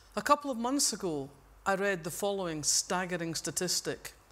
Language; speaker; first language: English; native; English